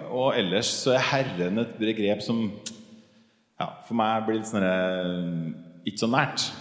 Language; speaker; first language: Norwegian; native; Norwegian